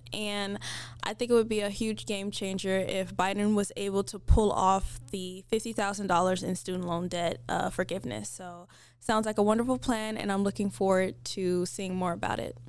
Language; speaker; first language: English; native; English